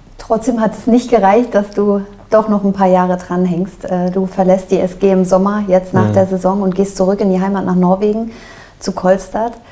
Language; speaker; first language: German; native; German